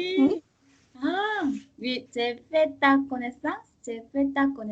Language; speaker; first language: French; non-native, learner; Korean